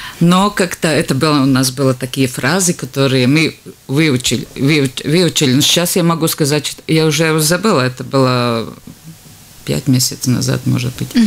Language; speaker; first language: Russian; non-native, local second language; Latvian